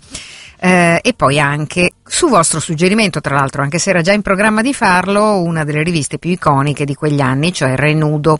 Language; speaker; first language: Italian; native; Italian